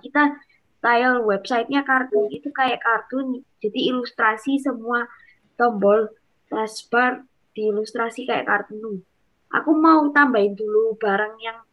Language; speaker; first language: Indonesian; non-native, local second language; English